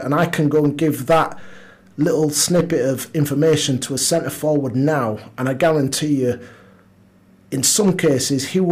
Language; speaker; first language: English; native; English